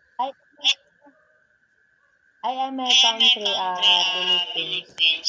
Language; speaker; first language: English; non-native, learner; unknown